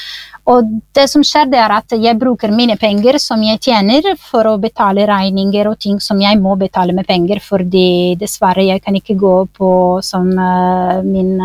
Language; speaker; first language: Norwegian; non-native, fluent; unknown